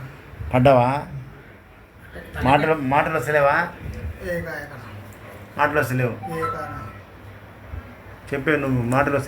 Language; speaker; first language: Telugu; native; Telugu